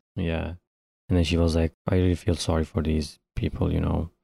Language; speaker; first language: English; non-native, fluent; Turkish